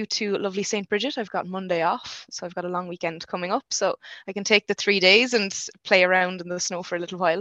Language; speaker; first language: English; native; English